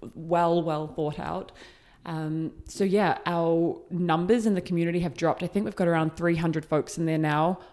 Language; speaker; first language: English; native; English